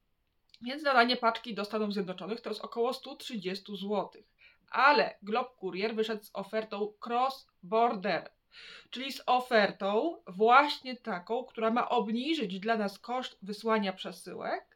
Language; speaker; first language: Polish; native; Polish